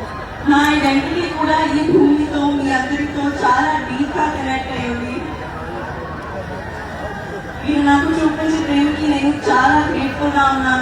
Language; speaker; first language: Telugu; non-native, learner; Hindi